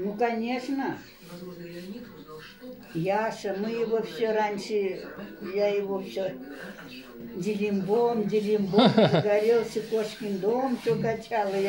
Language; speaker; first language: Russian; native; Russian